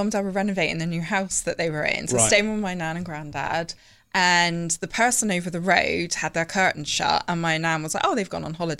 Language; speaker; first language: English; native; English